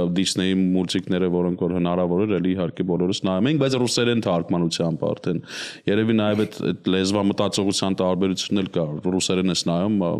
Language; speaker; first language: Armenian; native; Armenian